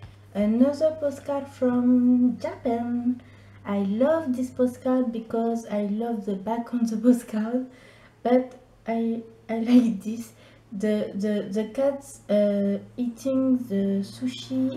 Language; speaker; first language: English; non-native, learner; French